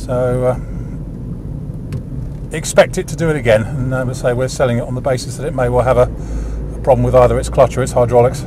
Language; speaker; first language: English; native; English